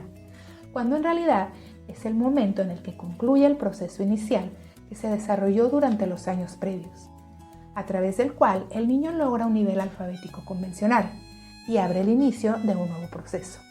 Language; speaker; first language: Spanish; native; Spanish